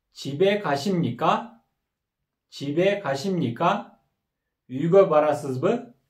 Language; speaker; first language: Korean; non-native, fluent; Kyrgyz